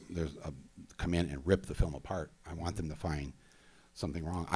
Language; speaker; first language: English; native; English